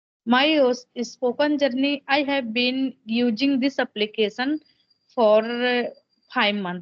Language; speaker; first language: English; non-native, local second language; Hindi